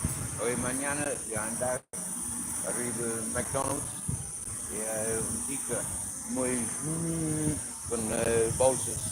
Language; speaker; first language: Spanish; non-native, learner; English